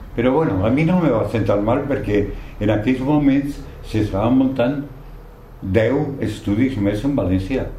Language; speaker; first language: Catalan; non-native, local second language; Spanish